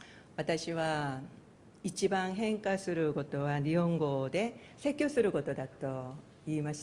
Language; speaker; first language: Japanese; non-native, fluent; Korean